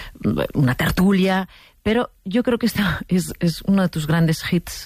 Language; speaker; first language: Spanish; native; Spanish